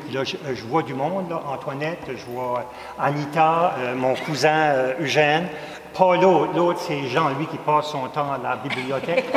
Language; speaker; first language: French; native; French